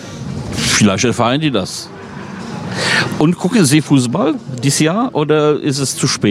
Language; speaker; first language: German; non-native, fluent; Polish